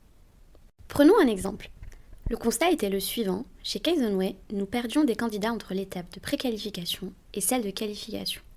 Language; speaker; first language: French; native; French